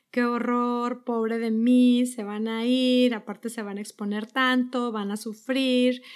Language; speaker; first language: Spanish; native; Spanish